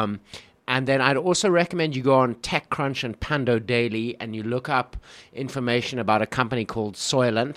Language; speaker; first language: English; native; English